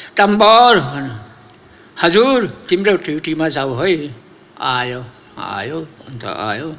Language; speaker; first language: Nepali; non-native, local second language; Limbu